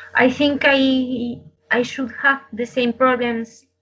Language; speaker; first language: English; non-native, learner; Spanish